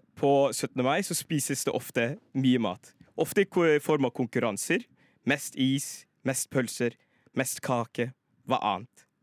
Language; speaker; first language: Norwegian; native; Norwegian